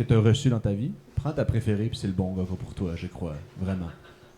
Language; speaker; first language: French; native; French